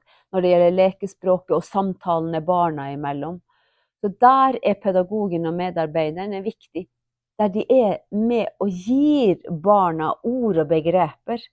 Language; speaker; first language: Norwegian; non-native, local second language; Northern Sami